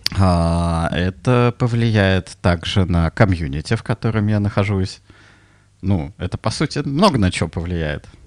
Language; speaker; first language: Russian; native; Russian